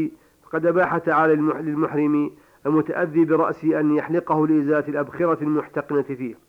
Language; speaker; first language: Arabic; native; Arabic